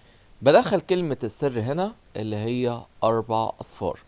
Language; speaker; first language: Arabic; native; Arabic